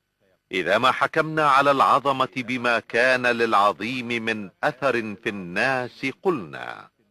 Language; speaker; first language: Arabic; native; Arabic